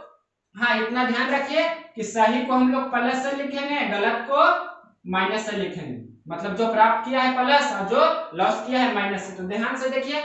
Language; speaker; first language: Hindi; native; Hindi